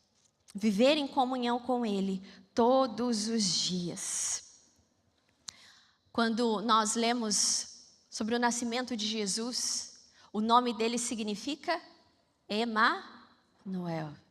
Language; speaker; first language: Portuguese; native; Portuguese